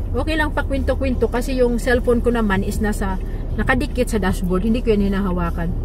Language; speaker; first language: Filipino; native; Filipino